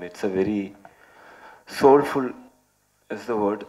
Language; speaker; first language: Tamil; non-native, learner; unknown